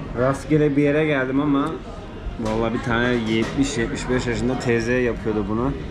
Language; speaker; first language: Turkish; native; Turkish